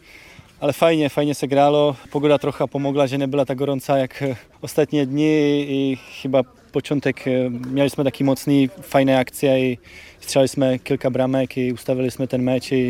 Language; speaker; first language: Polish; non-native, fluent; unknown